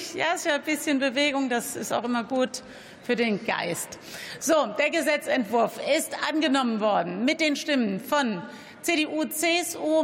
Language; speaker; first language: German; native; German